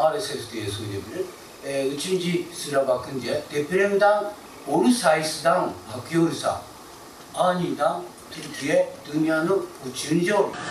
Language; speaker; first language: Turkish; non-native, fluent; Japanese